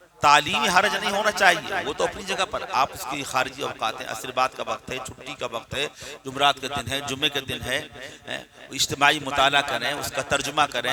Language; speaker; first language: Urdu; native; Urdu